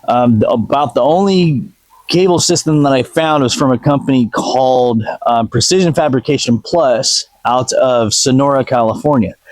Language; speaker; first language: English; native; English